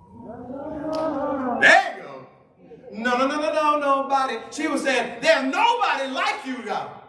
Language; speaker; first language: English; native; English